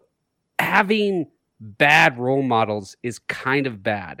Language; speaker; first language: English; native; English